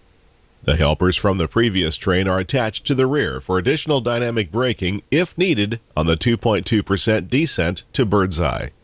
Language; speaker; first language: English; native; English